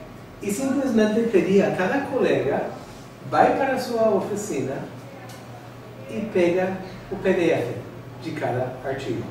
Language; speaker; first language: Spanish; non-native, fluent; English